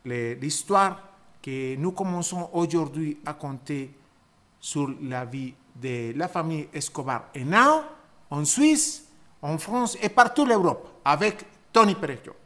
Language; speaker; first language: French; non-native, learner; Spanish